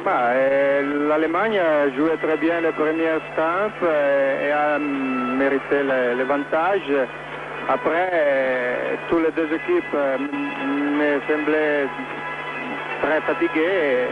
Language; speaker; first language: French; non-native, learner; Italian